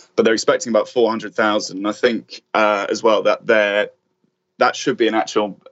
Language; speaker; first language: English; native; English